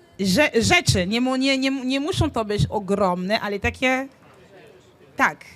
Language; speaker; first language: Polish; non-native, fluent; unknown